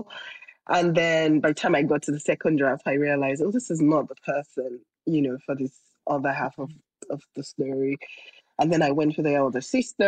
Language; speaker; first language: English; non-native, local second language; Yoruba